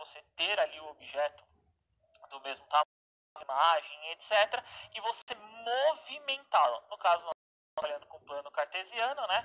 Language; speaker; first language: Portuguese; native; Portuguese